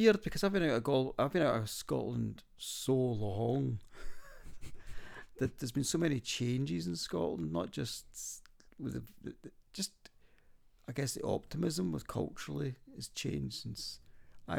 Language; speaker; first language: English; native; English